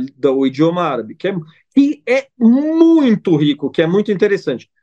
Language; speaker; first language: Portuguese; non-native, fluent; Italian